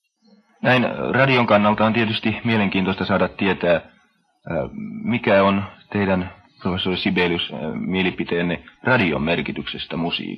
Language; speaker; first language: Finnish; native; Finnish